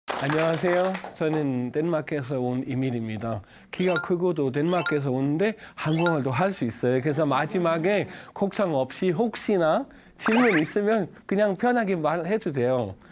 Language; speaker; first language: Korean; non-native, learner; Danish